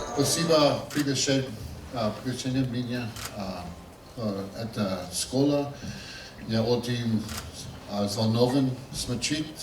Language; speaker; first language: Russian; non-native, learner; English